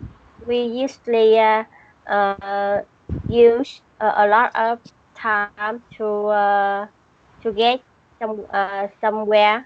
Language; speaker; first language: English; non-native, learner; Vietnamese